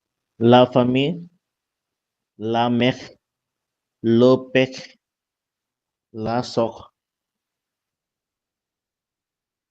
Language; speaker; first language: French; non-native, learner; Bangla